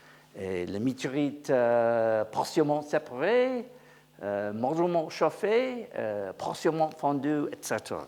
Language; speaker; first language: French; non-native, learner; English